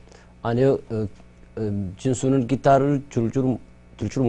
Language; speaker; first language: Korean; non-native, learner; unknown